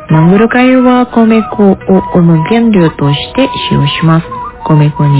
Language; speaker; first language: Japanese; non-native, fluent; Indonesian